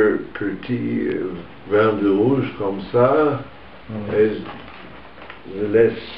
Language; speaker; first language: French; non-native, learner; German